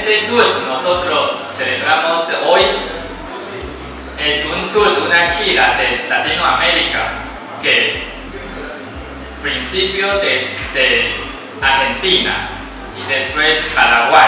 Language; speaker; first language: Spanish; non-native, fluent; Chinese